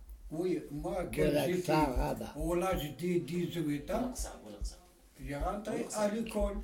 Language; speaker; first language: French; non-native, local second language; Arabic